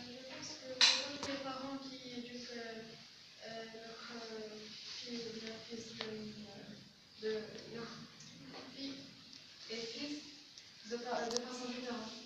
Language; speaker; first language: French; non-native, local second language; Arabic